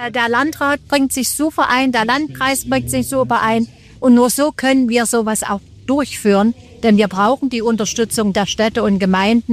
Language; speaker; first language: German; native; German